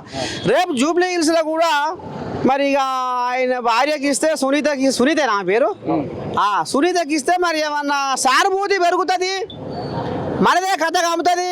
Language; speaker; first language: Telugu; native; Telugu